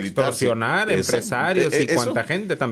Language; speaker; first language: Spanish; native; Spanish